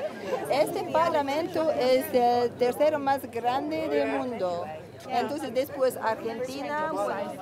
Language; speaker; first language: Spanish; non-native, learner; Hungarian